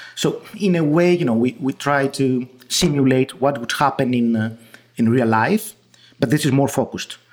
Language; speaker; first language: English; non-native, fluent; Greek